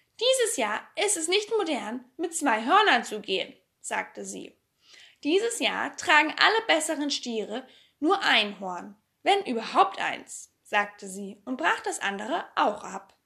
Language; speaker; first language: German; native; German